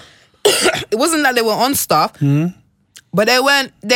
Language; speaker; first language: English; native; English